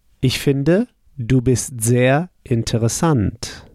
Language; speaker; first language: German; non-native, fluent; English